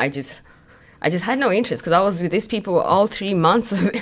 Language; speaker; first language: English; non-native, local second language; Kamba